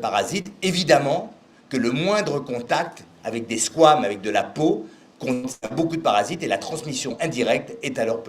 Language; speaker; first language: French; native; French